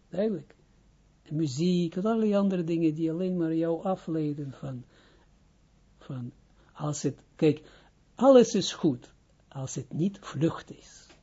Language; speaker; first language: Dutch; non-native, fluent; Hebrew